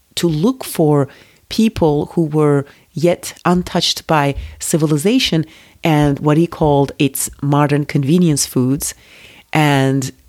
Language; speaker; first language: English; non-native, fluent; Turkish